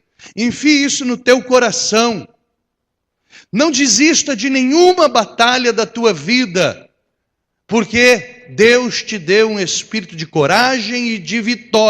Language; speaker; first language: Portuguese; native; Portuguese